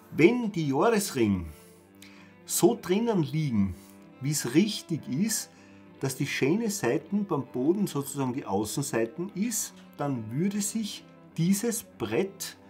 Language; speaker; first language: German; native; German